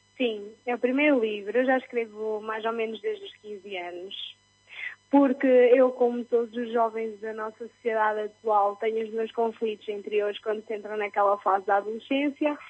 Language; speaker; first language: Portuguese; early bilingual, other home language; Spanish